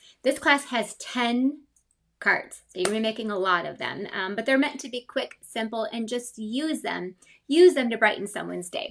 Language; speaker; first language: English; native; English